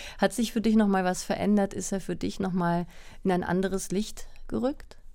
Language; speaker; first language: German; native; German